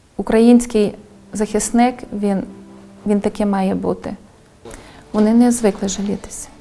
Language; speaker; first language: Ukrainian; non-native, local second language; Hungarian